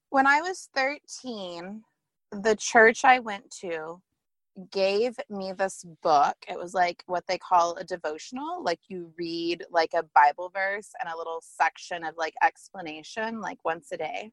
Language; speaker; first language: English; native; English